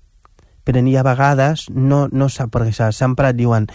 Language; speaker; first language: Catalan; non-native, fluent; Wolof